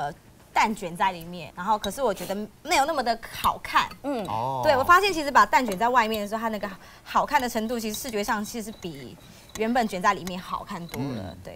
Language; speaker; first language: Chinese; native; Chinese